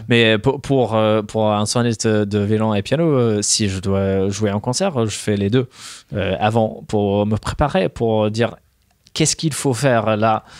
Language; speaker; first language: French; non-native, fluent; English